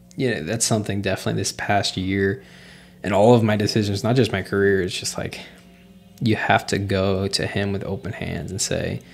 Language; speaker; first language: English; native; English